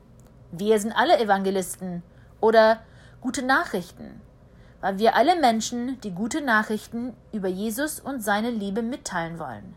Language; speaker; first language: German; early bilingual, heritage; German